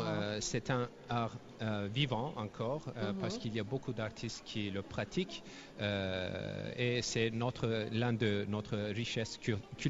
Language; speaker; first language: French; non-native, fluent; Turkish